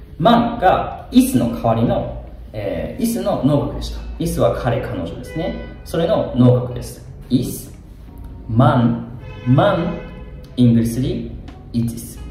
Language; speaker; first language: Japanese; native; Japanese